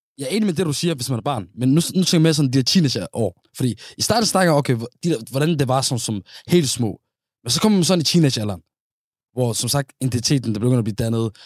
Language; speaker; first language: Danish; early bilingual, other home language; Somali